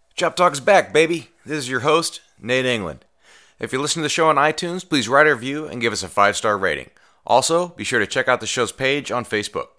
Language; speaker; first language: English; native; English